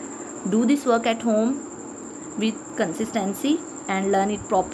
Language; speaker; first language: English; non-native, local second language; Urdu